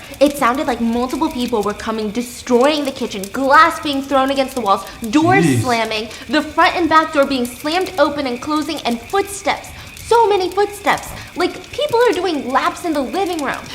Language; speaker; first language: English; native; English